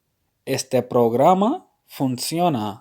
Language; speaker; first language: Spanish; non-native, fluent; Urdu